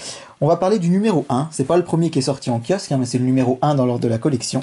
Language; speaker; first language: French; native; French